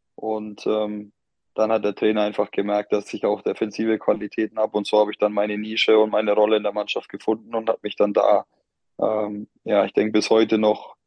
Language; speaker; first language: German; native; German